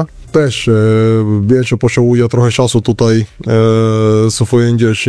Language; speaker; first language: Polish; non-native, learner; Spanish